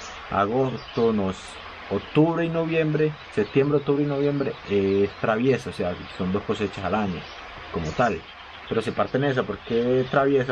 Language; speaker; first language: Spanish; native; Spanish